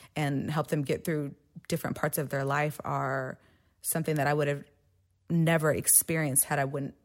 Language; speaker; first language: English; native; English